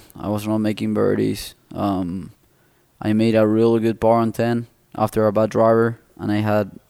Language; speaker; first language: English; non-native, fluent; Spanish